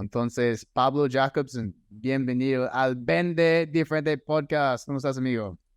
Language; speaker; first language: Spanish; non-native, fluent; English